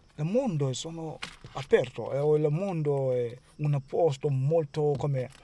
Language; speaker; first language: Italian; non-native, learner; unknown